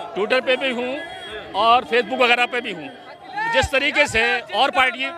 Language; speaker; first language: Hindi; native; Hindi